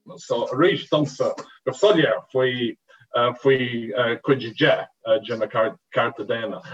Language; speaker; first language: Irish; non-native, fluent; English